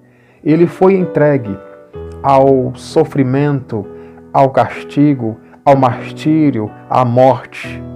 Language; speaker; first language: Portuguese; native; Portuguese